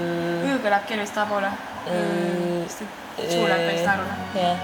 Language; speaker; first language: Estonian; native; Estonian